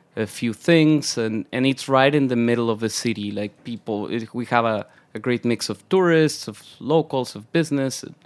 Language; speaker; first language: English; non-native, fluent; Spanish